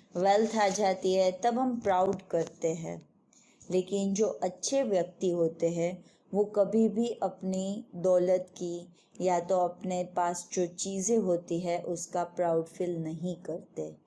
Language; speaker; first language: Hindi; non-native, local second language; Gujarati